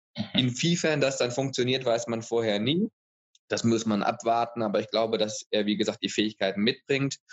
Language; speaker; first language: German; native; German